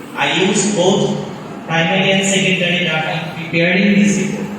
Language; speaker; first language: English; non-native, local second language; Bangla